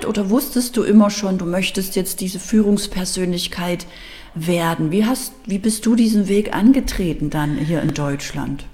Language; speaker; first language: German; native; German